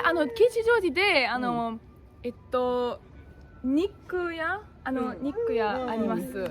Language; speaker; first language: Japanese; non-native, learner; German